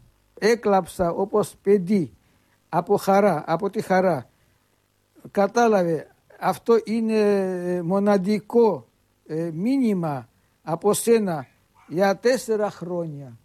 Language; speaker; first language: Greek; early bilingual, heritage; Greek